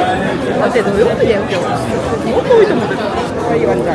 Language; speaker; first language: Japanese; native; Japanese